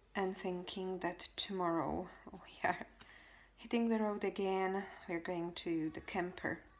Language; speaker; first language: English; non-native, fluent; Slovak